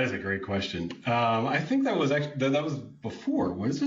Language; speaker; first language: English; native; English